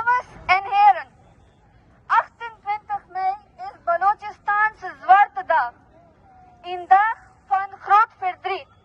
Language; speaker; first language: Dutch; non-native, fluent; Baluchi